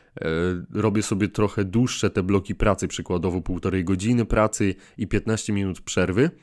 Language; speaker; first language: Polish; native; Polish